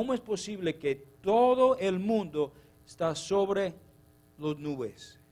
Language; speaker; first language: Spanish; non-native, learner; English